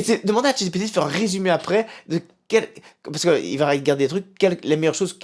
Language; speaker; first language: French; native; French